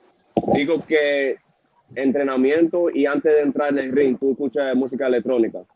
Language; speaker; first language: Spanish; early bilingual, heritage; Spanish